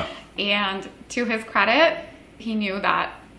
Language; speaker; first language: English; non-native, local second language; Hindi